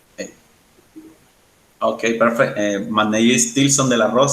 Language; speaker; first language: English; non-native, learner; Spanish